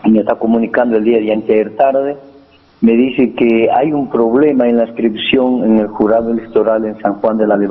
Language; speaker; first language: Spanish; native; Spanish